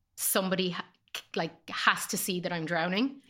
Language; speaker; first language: English; native; English